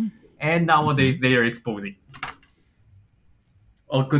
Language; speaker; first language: English; non-native, fluent; Korean